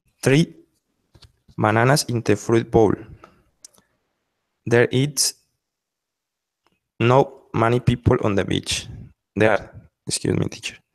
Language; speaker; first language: English; non-native, learner; Spanish